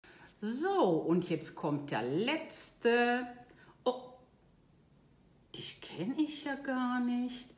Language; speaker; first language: German; native; German